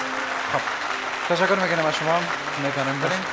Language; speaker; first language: Persian; native; Persian